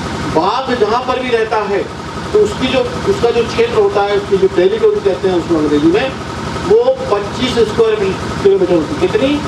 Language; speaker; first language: Hindi; native; Hindi